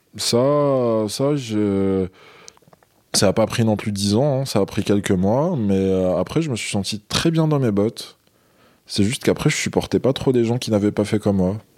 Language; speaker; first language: French; non-native, local second language; Arabic